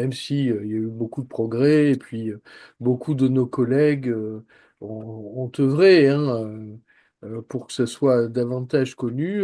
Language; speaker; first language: French; native; French